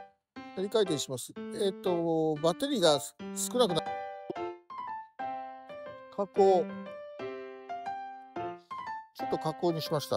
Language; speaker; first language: Japanese; native; Japanese